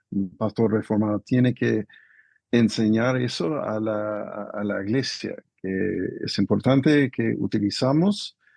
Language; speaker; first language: Spanish; non-native, fluent; English